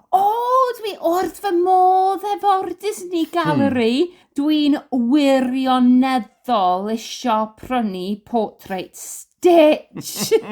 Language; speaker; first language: Welsh; non-native, learner; English